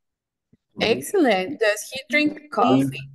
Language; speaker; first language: English; non-native, fluent; Spanish